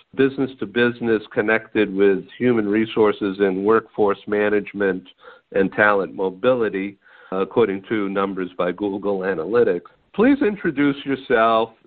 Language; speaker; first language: English; native; English